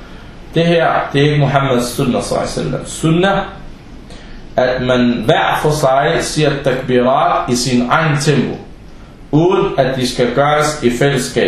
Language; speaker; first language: Danish; non-native, fluent; Arabic